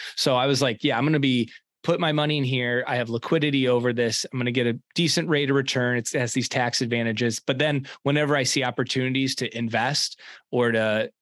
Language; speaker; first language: English; native; English